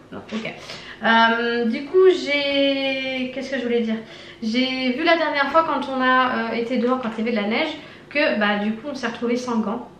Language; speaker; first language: French; native; French